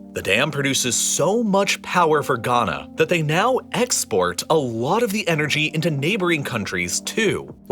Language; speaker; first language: English; native; English